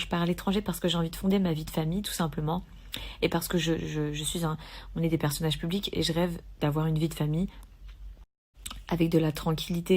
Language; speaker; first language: French; native; French